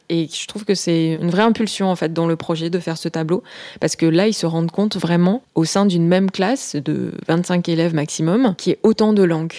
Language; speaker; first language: French; native; French